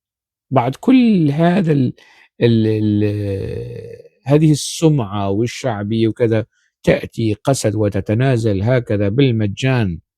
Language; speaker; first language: Arabic; non-native, local second language; Kurdish